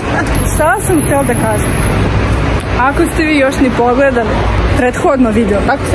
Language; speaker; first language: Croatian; non-native, fluent; Russian